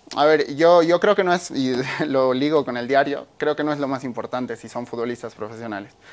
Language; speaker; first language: Spanish; native; Spanish